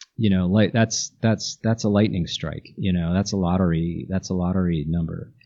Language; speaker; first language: English; native; English